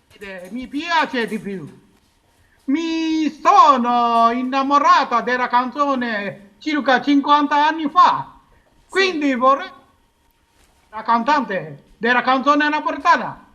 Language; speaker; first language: Italian; non-native, learner; Japanese